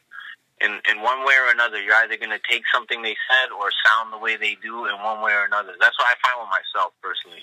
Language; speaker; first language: English; native; English